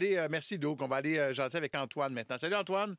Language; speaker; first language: French; native; French